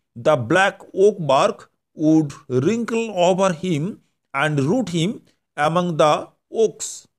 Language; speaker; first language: English; non-native, local second language; Bangla